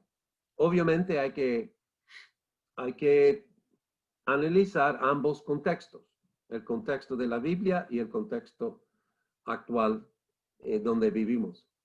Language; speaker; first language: Spanish; non-native, fluent; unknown